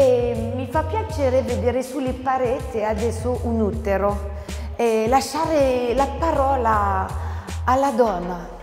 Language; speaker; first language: Italian; non-native, fluent; French